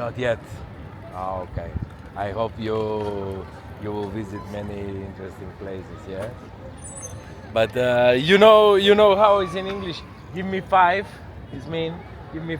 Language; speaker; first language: English; non-native, learner; Macedonian